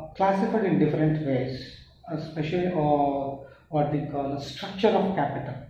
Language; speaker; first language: English; non-native, local second language; Kannada